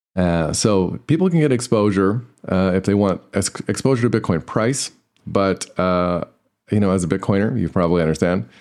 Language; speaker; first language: English; native; English